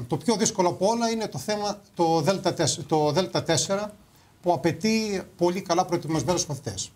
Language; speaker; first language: Greek; native; Greek